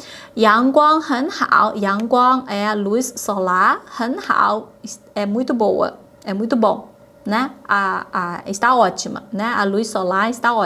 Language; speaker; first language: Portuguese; non-native, fluent; Chinese